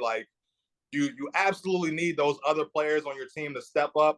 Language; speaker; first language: English; native; English